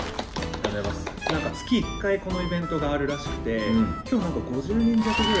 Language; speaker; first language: Japanese; native; Japanese